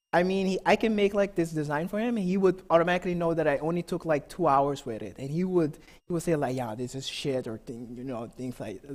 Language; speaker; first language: English; non-native, fluent; Papiamento